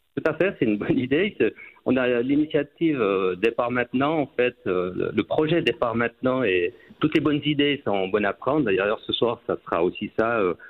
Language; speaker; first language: French; native; French